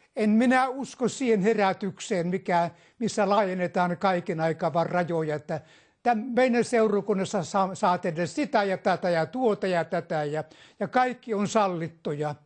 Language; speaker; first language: Finnish; native; Finnish